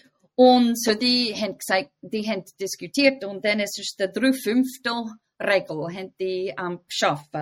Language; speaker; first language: German; non-native, fluent; English